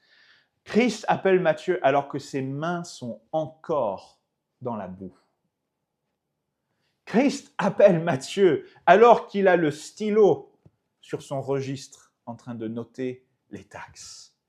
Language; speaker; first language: French; native; French